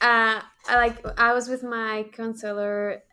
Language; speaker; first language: English; non-native, fluent; Spanish